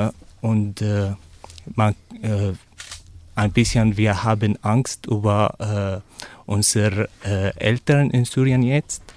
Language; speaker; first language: German; non-native, learner; Arabic